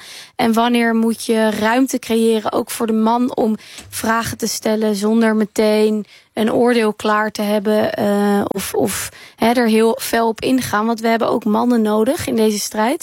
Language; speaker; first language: Dutch; native; Dutch